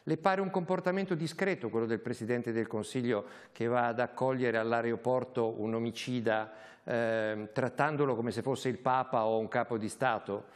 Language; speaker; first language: Italian; native; Italian